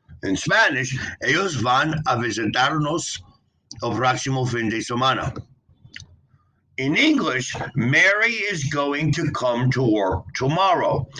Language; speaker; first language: Spanish; non-native, learner; English